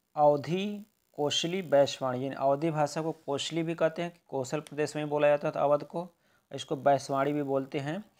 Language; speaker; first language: Hindi; native; Hindi